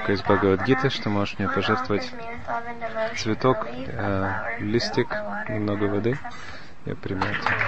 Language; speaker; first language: Russian; native; Russian